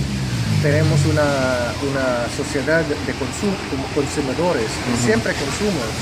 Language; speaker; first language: Spanish; non-native, fluent; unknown